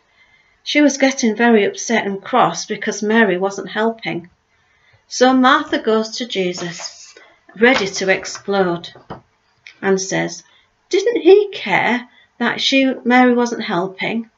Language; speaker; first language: English; native; English